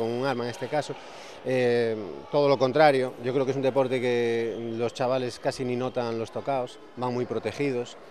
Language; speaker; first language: Spanish; native; Spanish